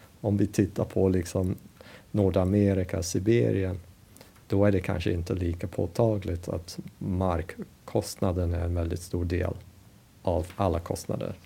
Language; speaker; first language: Swedish; non-native, fluent; English